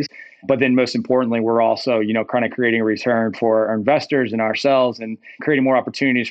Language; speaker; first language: English; native; English